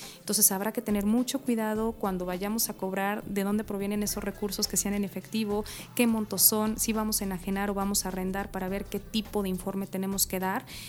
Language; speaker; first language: Spanish; native; Spanish